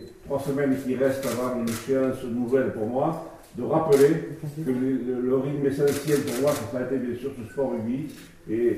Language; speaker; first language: French; native; French